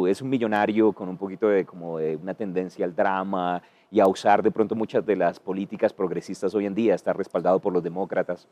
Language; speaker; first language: Spanish; native; Spanish